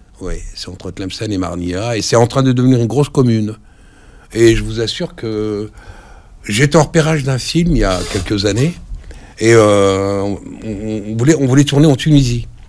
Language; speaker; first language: French; early bilingual, other home language; Arabic